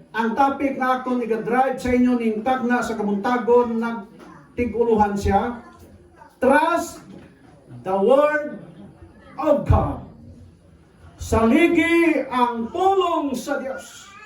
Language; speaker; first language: Cebuano; non-native, local second language; Hiligaynon